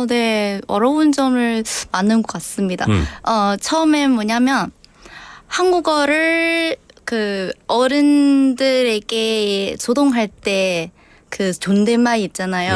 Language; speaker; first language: Korean; non-native, learner; Vietnamese